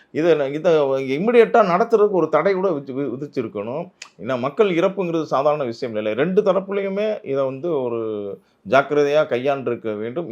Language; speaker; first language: Tamil; native; Tamil